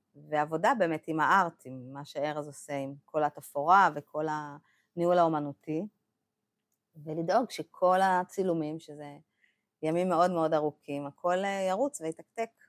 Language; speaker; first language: Hebrew; native; Hebrew